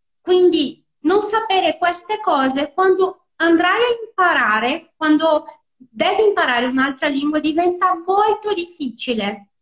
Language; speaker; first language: Italian; non-native, fluent; Portuguese